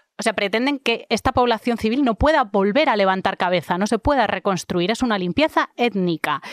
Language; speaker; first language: Spanish; native; Spanish